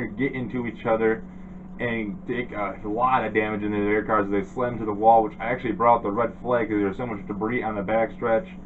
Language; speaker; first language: English; native; English